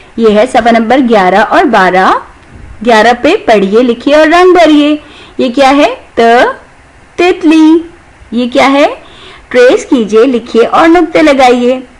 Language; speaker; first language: Urdu; non-native, local second language; Sindhi